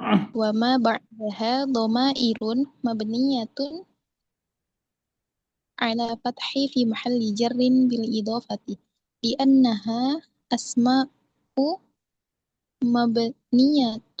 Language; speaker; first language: Arabic; non-native, learner; Indonesian